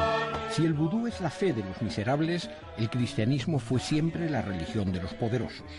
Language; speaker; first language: Spanish; native; Spanish